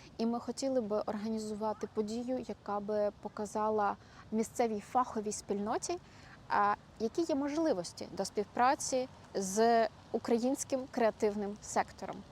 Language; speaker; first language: Ukrainian; native; Ukrainian